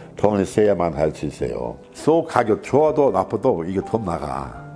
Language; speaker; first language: Korean; non-native, fluent; English